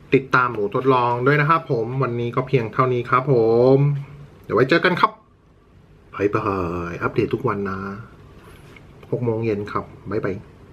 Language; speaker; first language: Thai; native; Thai